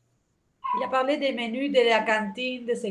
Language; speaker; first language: French; non-native, learner; Spanish